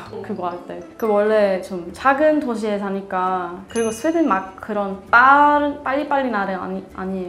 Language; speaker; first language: Korean; non-native, learner; Swedish